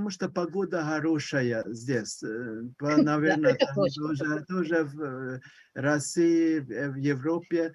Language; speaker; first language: Russian; non-native, learner; Hungarian